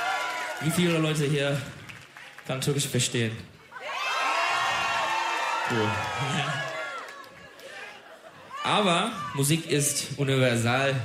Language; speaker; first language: German; non-native, learner; Turkish